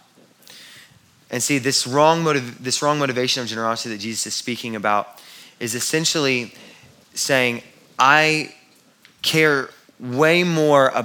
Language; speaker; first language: English; native; English